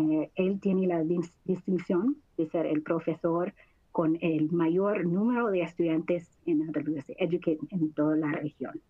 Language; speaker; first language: Spanish; non-native, fluent; English